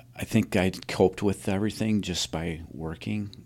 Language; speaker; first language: English; native; English